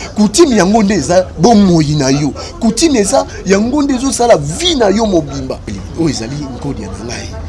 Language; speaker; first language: Lingala; non-native, local second language; Kongo